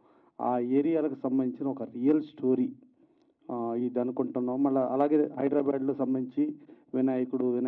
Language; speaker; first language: Telugu; native; Telugu